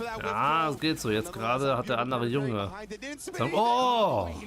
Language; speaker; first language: German; early bilingual, heritage; German